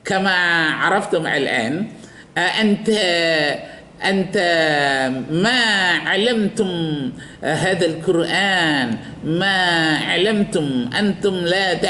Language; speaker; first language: Arabic; non-native, fluent; Indonesian